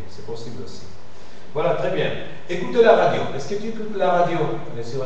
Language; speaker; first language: French; non-native, fluent; Spanish